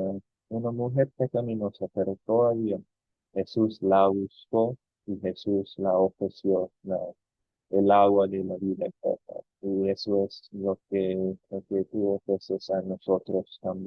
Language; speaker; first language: Spanish; non-native, fluent; English